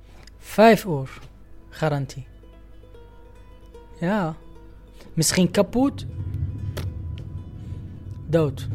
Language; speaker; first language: Dutch; non-native, learner; Arabic